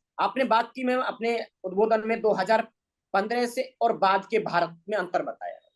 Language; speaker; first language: Hindi; native; Hindi